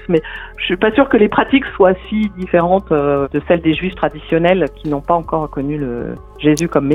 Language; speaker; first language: French; native; French